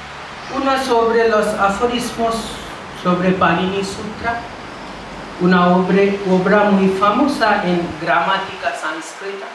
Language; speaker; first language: Spanish; non-native, fluent; Bangla